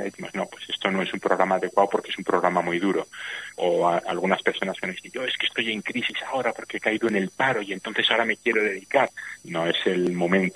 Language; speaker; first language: Spanish; native; Spanish